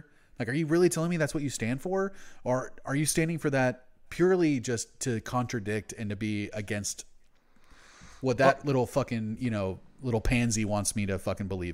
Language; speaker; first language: English; native; English